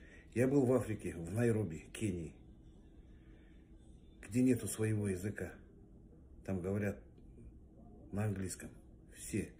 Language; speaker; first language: Russian; non-native, local second language; Kazakh